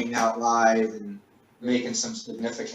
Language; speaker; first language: English; native; English